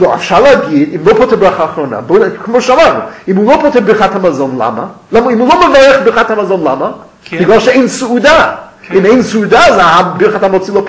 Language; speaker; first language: Hebrew; non-native, fluent; English